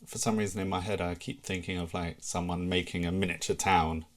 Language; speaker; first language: English; native; English